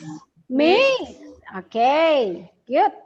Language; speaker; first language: English; non-native, learner; Indonesian